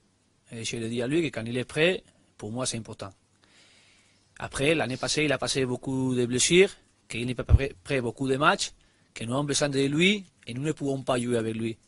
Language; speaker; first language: French; non-native, learner; Spanish